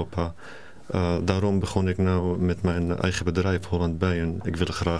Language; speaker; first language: Dutch; non-native, learner; Arabic